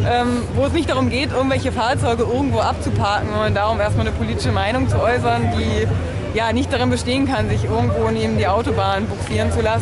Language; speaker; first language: German; native; German